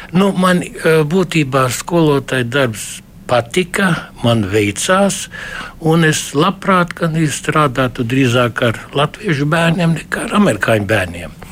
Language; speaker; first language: Latvian; early bilingual, heritage; Latvian